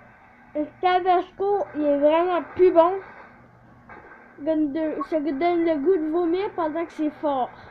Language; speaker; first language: French; native; French